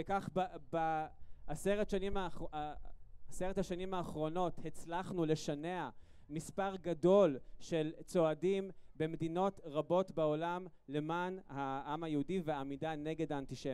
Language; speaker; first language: Hebrew; native; Hebrew